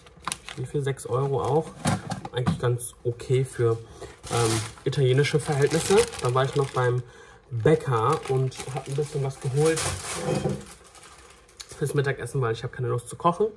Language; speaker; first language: German; native; German